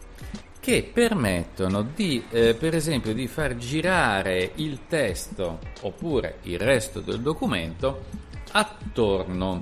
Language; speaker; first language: Italian; native; Italian